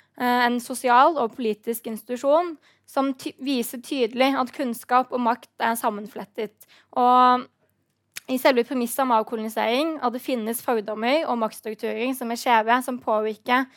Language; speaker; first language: Norwegian; native; Norwegian